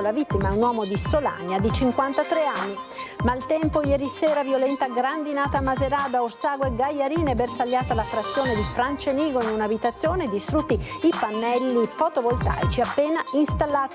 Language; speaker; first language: Italian; native; Italian